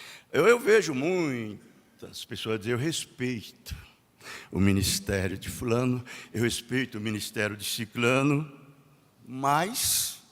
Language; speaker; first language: Portuguese; native; Portuguese